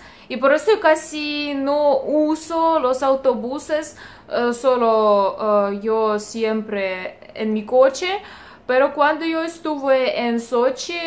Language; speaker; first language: Spanish; non-native, learner; Russian